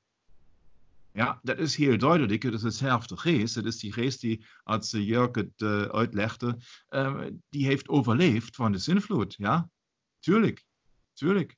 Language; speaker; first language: Dutch; non-native, fluent; German